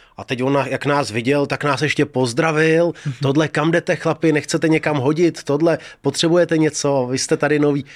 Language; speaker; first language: Czech; early bilingual, other home language; Russian